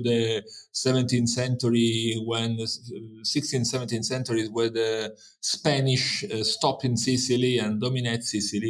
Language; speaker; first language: English; non-native, fluent; Italian